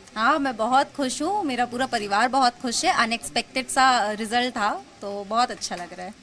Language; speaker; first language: Hindi; native; Hindi